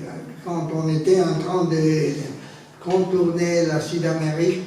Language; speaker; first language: French; non-native, fluent; Spanish